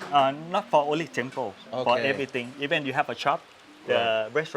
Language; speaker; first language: English; non-native, learner; Thai